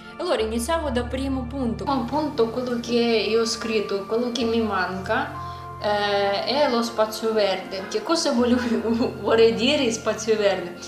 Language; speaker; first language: Italian; non-native, learner; Russian